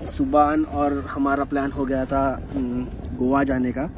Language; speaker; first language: Hindi; non-native, local second language; Marathi